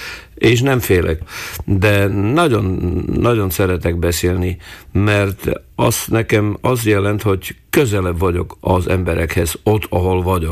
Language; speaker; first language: Hungarian; non-native, local second language; Slovak